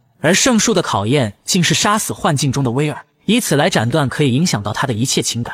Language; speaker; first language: Chinese; native; Chinese